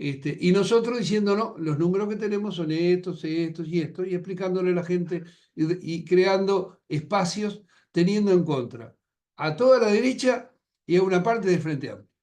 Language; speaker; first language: Spanish; native; Spanish